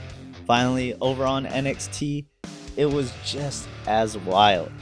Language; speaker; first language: English; native; English